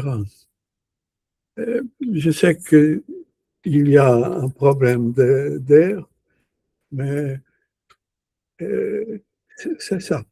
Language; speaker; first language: French; non-native, learner; Portuguese